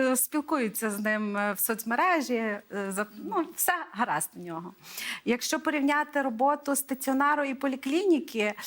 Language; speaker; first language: Ukrainian; native; Ukrainian